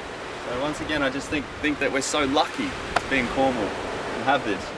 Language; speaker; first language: English; native; English